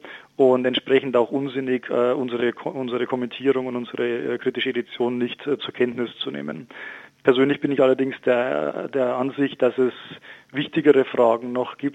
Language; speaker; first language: German; native; German